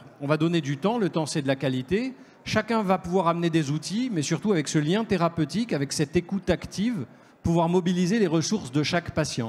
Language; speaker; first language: French; native; French